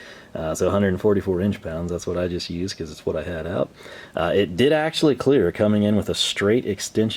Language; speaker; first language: English; native; English